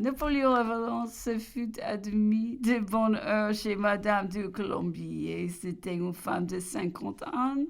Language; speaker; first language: French; non-native, learner; English